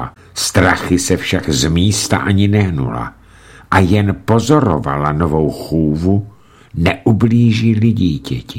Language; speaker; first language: Czech; native; Czech